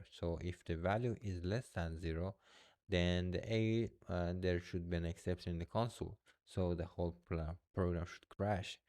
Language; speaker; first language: English; non-native, fluent; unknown